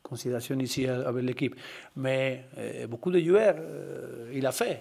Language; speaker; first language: French; non-native, learner; Spanish